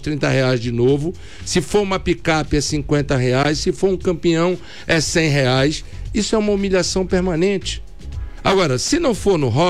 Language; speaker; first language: Portuguese; native; Portuguese